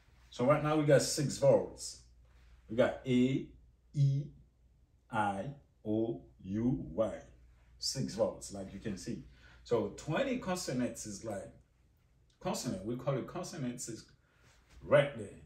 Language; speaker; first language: English; non-native, fluent; Haitian Creole